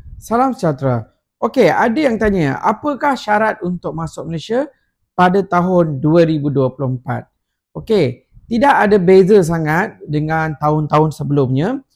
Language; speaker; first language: Malay; non-native, local second language; Tamil